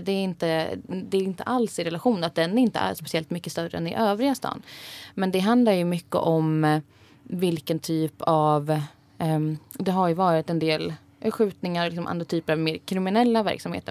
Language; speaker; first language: Swedish; native; Swedish